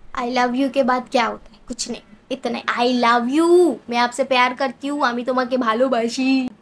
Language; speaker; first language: Hindi; non-native, local second language; Bangla